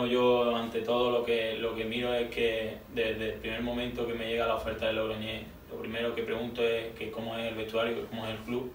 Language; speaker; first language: Spanish; native; Spanish